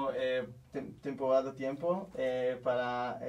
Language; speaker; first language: Spanish; non-native, learner; Hebrew